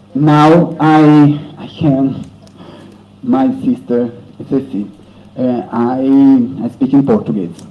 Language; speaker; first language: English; non-native, learner; Portuguese